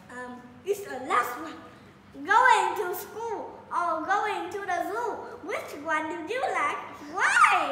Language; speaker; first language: English; non-native, learner; Vietnamese